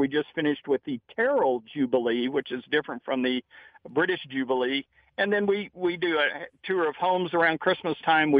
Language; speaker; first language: English; native; English